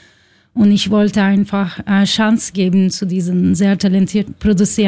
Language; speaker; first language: German; non-native, learner; Turkish